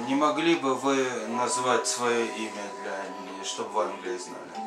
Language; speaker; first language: Russian; native; Russian